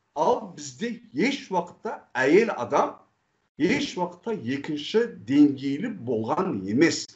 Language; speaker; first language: Kazakh; non-native, fluent; Turkish